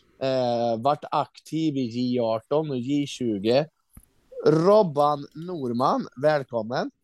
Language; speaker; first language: Swedish; native; Swedish